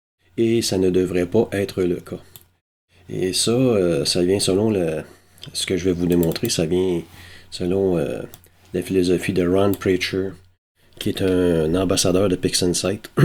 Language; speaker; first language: French; native; French